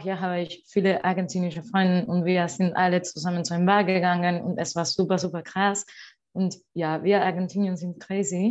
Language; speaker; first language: German; non-native, learner; Spanish